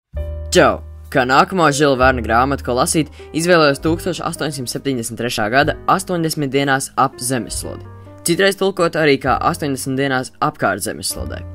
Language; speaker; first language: Latvian; native; Latvian